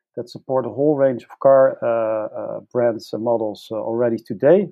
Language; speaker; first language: English; non-native, fluent; Dutch